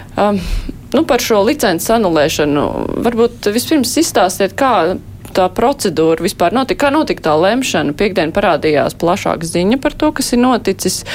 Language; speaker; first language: Latvian; native; Latvian